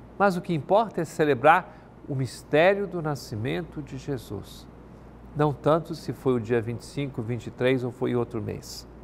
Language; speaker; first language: Portuguese; native; Portuguese